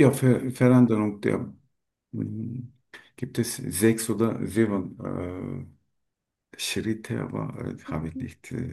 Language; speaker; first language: German; non-native, learner; Turkish